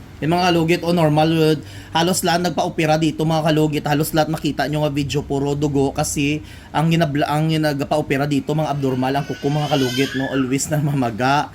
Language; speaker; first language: Filipino; non-native, local second language; Cebuano